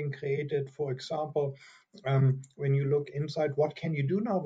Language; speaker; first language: English; non-native, fluent; German